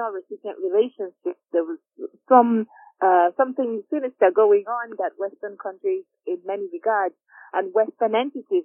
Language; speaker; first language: English; non-native, local second language; Igbo